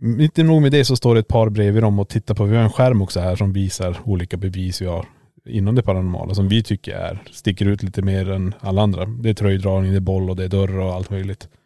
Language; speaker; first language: Swedish; native; Swedish